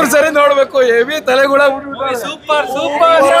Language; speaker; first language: Kannada; native; Kannada